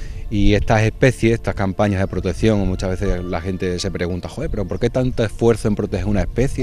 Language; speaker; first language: Spanish; native; Spanish